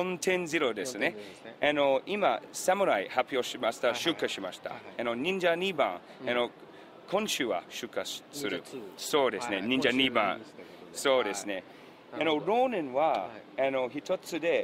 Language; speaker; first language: Japanese; non-native, learner; English